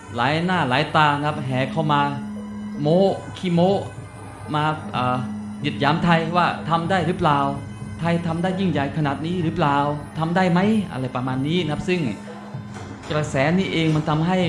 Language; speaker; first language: Thai; non-native, local second language; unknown